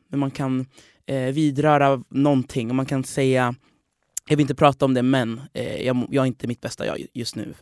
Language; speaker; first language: Swedish; non-native, fluent; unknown